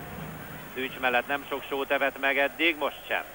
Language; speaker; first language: Hungarian; native; Hungarian